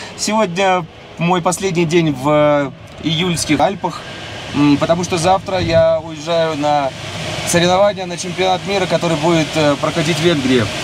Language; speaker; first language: Russian; native; Russian